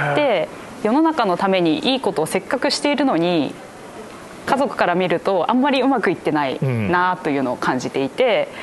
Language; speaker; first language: Japanese; native; Japanese